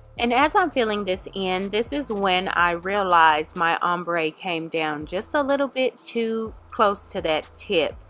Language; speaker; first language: English; native; English